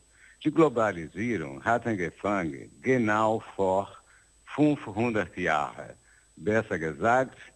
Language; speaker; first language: German; non-native, learner; Portuguese